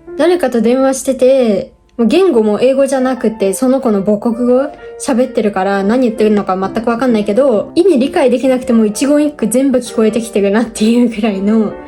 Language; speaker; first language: Japanese; native; Japanese